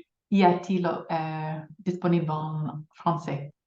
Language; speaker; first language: French; non-native, fluent; English